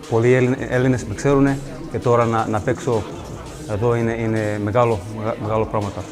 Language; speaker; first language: Greek; early bilingual, heritage; English